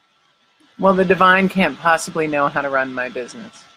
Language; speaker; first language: English; native; English